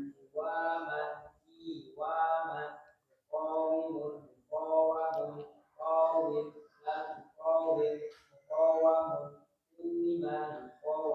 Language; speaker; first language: Arabic; non-native, learner; Indonesian